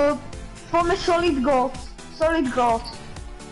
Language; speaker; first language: English; non-native, learner; Slovak